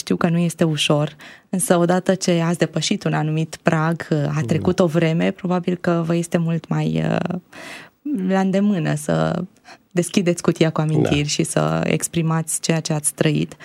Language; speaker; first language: Romanian; native; Romanian